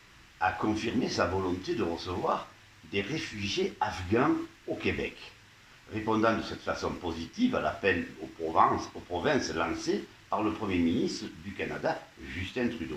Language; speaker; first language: French; native; French